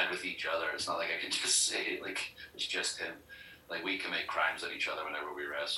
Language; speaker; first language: English; native; English